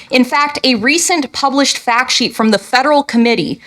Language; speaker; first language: English; native; English